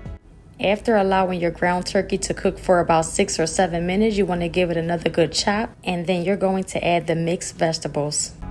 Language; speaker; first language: English; native; English